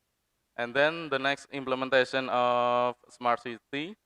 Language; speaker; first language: English; non-native, fluent; Indonesian